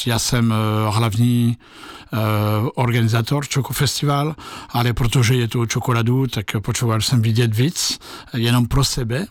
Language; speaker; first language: Czech; non-native, learner; French